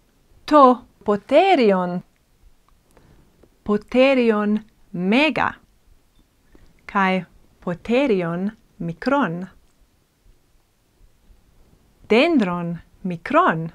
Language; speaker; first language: Greek; non-native, fluent; English